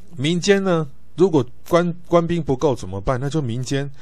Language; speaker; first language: Chinese; native; Chinese